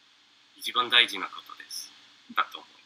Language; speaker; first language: Japanese; non-native, learner; English